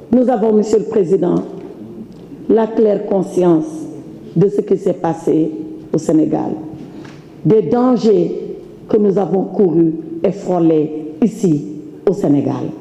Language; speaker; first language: French; non-native, local second language; Wolof